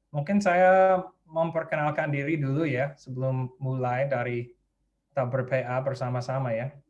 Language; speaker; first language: Indonesian; non-native, fluent; English